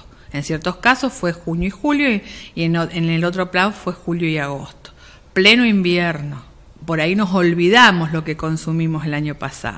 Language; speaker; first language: Spanish; native; Spanish